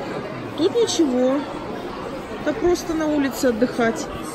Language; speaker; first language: Russian; native; Russian